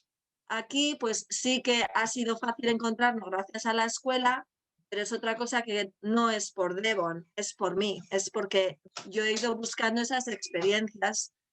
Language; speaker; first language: Spanish; non-native, local second language; Basque